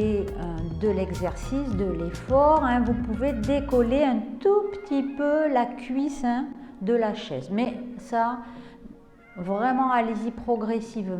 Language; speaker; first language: French; native; French